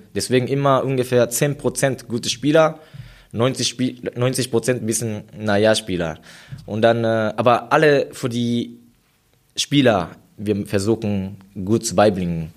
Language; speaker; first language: German; non-native, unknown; Japanese